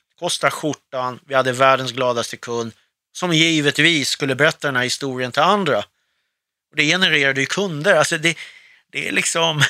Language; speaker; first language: Swedish; early bilingual, other home language; Arabic